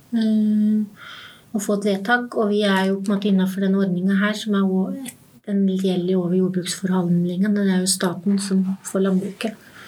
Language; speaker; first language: Norwegian; native; Norwegian